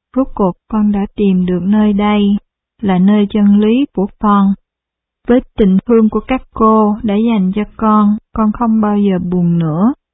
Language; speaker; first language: Vietnamese; early bilingual, heritage; Vietnamese